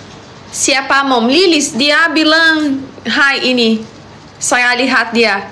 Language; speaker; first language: Indonesian; non-native, learner; Portuguese